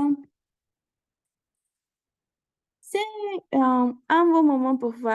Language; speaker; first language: French; non-native, learner; Spanish